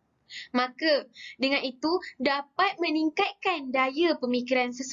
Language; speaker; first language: Malay; native; Malay